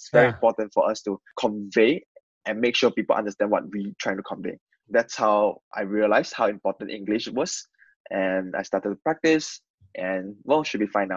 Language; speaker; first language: English; non-native, local second language; Chinese